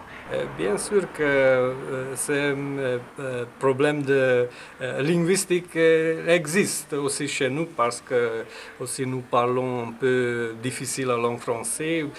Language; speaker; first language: French; non-native, learner; Hungarian